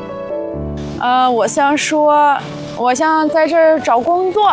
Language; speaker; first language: Chinese; non-native, fluent; Russian